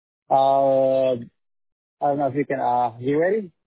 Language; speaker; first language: English; early bilingual, other home language; Spanish